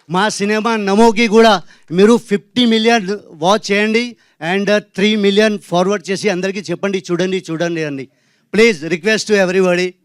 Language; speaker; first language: Telugu; non-native, learner; Hindi